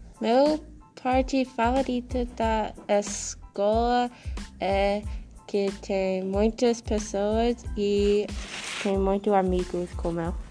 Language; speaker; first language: Portuguese; non-native, learner; English